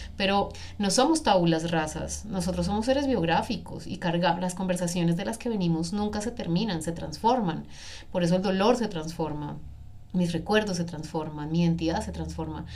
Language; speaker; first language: Spanish; native; Spanish